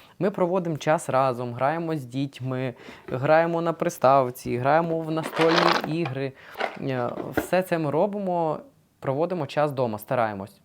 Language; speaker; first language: Ukrainian; non-native, local second language; Russian